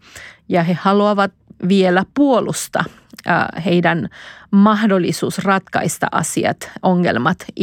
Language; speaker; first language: Finnish; non-native, fluent; Spanish